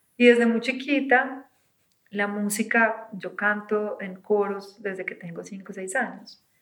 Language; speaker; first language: Spanish; native; Spanish